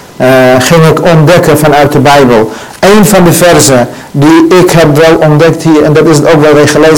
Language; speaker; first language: Dutch; non-native, learner; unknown